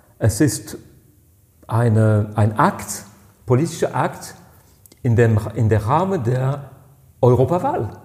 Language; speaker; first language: German; non-native, fluent; French